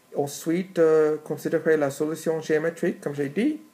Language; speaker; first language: French; non-native, fluent; English